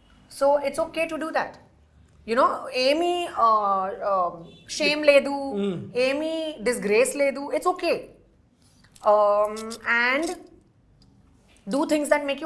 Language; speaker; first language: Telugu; non-native, local second language; Hindi